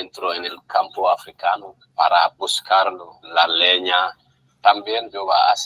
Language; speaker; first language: Spanish; non-native, learner; Wolof